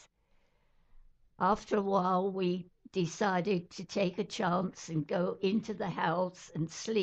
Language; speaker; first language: English; native; English